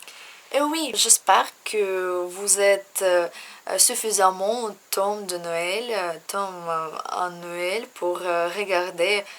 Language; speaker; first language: French; non-native, learner; Russian